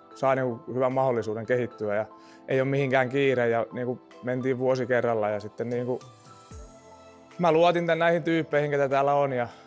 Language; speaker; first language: Finnish; early bilingual, other home language; Russian